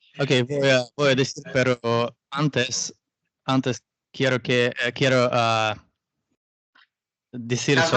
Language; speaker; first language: Spanish; non-native, learner; Russian